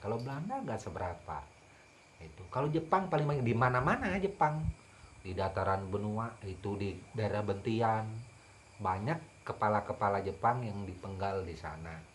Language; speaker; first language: Indonesian; non-native, local second language; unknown